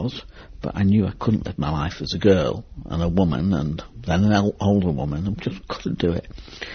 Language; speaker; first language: English; native; English